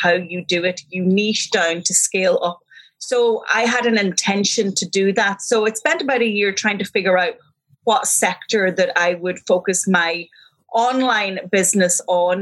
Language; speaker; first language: English; native; English